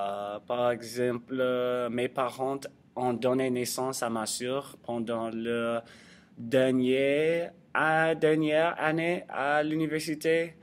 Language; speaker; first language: French; non-native, learner; English